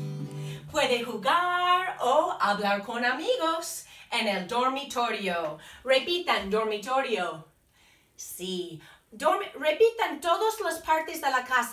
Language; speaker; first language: Spanish; non-native, fluent; English